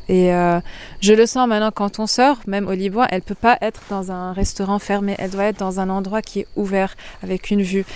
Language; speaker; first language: French; non-native, local second language; Arabic